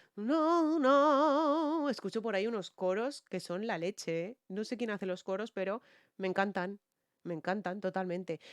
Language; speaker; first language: Spanish; native; Spanish